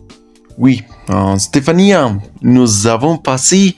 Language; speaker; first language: French; non-native, learner; Spanish